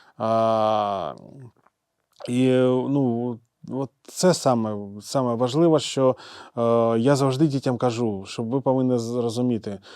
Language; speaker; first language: Ukrainian; non-native, local second language; Russian